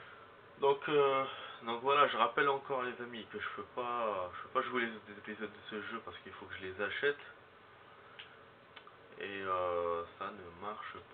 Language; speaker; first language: French; native; French